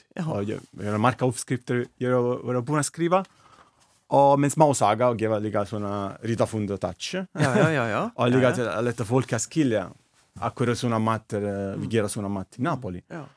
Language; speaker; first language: Icelandic; non-native, learner; Italian